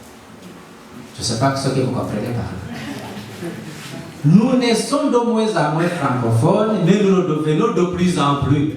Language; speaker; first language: French; non-native, local second language; Rundi